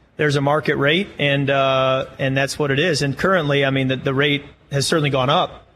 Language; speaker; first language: English; native; English